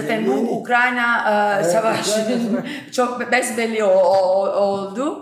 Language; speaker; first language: Turkish; non-native, fluent; Italian